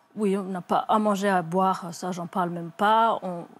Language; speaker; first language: French; early bilingual, other home language; Kinyarwanda